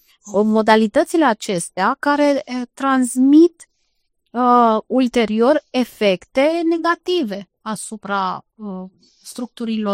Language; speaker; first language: Romanian; native; Romanian